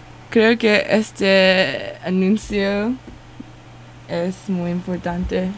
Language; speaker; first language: Spanish; non-native, learner; English